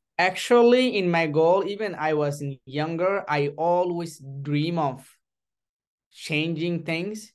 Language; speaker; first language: English; non-native, learner; Rohingya